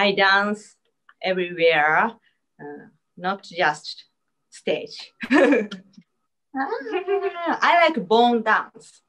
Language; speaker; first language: English; non-native, learner; Japanese